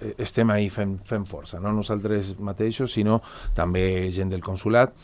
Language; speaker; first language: Catalan; non-native, fluent; Spanish